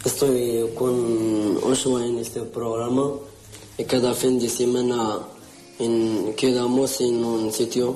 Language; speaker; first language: Spanish; non-native, learner; Arabic